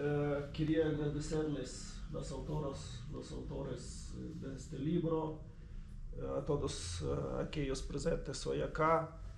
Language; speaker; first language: Spanish; non-native, learner; Ukrainian